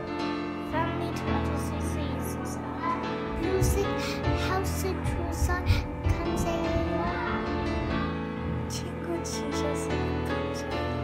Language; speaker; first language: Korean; early bilingual, other home language; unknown